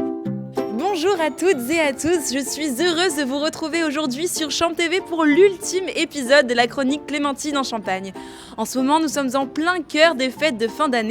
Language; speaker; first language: French; native; French